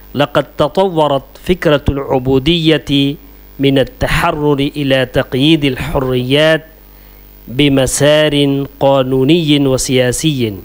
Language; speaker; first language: Arabic; non-native, fluent; Urdu